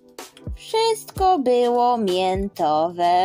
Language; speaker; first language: Polish; early bilingual, heritage; Polish